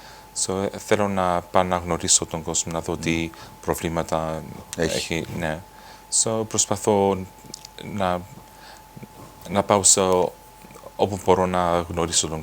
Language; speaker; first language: Greek; early bilingual, heritage; English